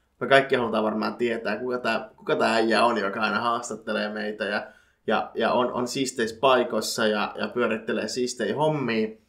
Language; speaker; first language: Finnish; early bilingual, other home language; Punjabi